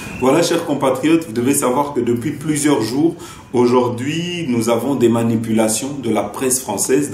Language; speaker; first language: French; non-native, local second language; Lingala